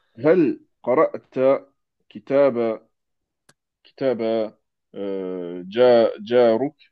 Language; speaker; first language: Arabic; non-native, learner; French